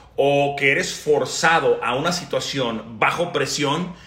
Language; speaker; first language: Spanish; native; Spanish